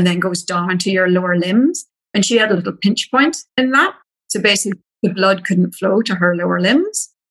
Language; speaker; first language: English; native; English